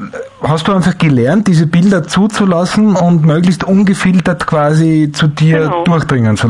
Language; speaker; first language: German; native; German